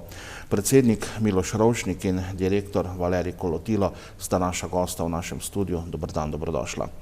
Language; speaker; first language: Slovenian; native; Slovenian